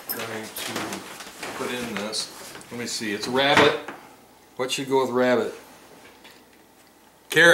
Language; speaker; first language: English; native; English